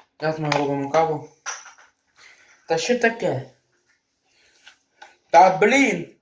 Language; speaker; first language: Ukrainian; non-native, local second language; Russian